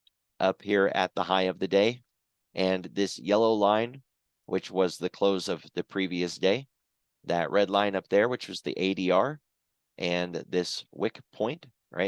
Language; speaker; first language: English; native; English